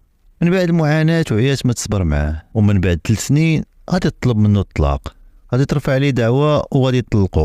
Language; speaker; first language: Arabic; native; Arabic